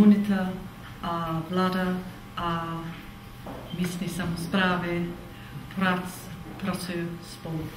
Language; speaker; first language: Czech; non-native, learner; English